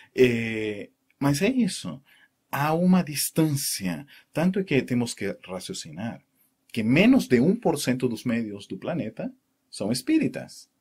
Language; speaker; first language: Portuguese; non-native, fluent; Spanish